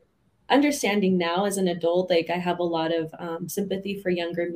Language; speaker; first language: English; native; English